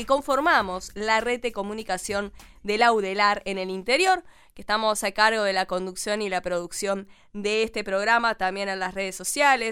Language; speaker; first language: Spanish; native; Spanish